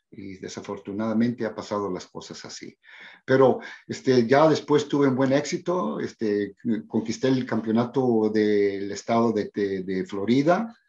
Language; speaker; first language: Spanish; early bilingual, heritage; Spanish